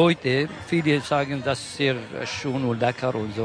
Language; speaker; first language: German; non-native, learner; Kurdish